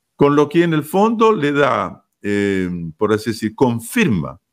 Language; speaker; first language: Spanish; native; Spanish